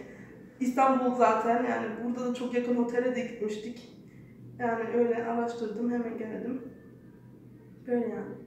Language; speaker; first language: Turkish; early bilingual, heritage; Turkish